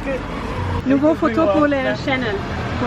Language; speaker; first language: French; non-native, learner; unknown